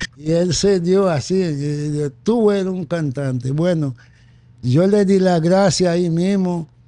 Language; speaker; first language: Spanish; non-native, fluent; Haitian Creole